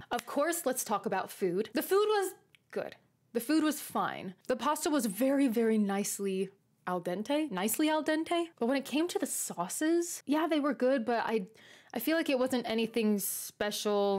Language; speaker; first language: English; native; English